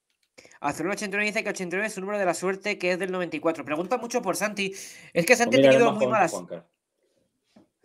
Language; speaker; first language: Spanish; native; Spanish